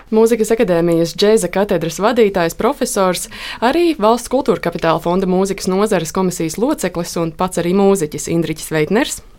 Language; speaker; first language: Latvian; native; Latvian